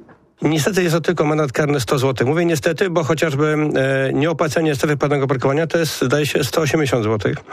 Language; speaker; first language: Polish; native; Polish